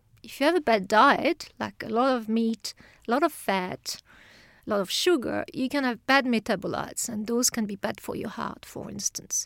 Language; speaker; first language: English; non-native, fluent; French